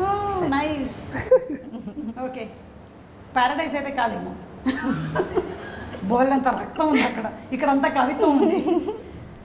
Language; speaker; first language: Telugu; native; Telugu